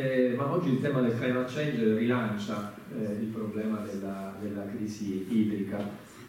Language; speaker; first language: Italian; native; Italian